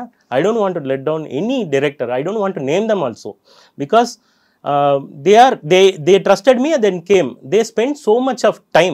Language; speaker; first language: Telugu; non-native, fluent; Tamil